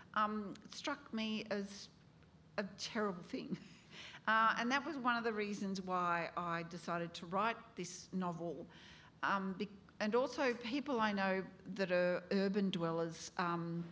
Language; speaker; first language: English; native; English